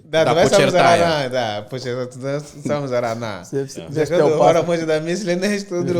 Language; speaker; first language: Bulgarian; non-native, learner; Portuguese